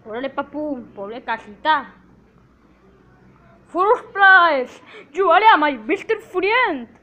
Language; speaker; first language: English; non-native, learner; Spanish